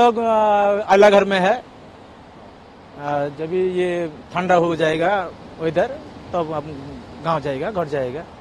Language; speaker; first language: Hindi; non-native, local second language; Bangla